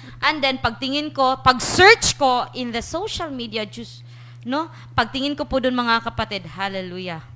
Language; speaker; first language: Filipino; non-native, local second language; Cebuano